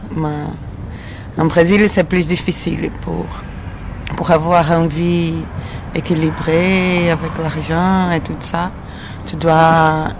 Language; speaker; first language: French; non-native, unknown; Portuguese